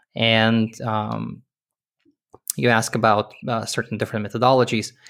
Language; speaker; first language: English; early bilingual, other home language; Russian